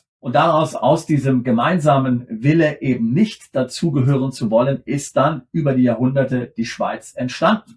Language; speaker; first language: German; native; German